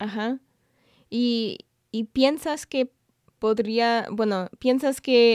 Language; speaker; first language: Spanish; non-native, fluent; English